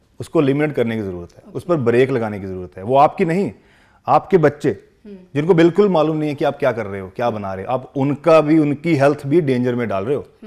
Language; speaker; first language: Hindi; non-native, local second language; Punjabi